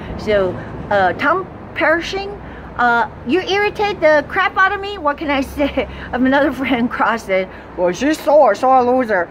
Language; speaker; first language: English; non-native, fluent; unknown